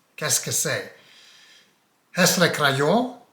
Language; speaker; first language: French; non-native, learner; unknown